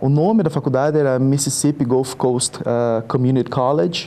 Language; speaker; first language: Portuguese; native; Portuguese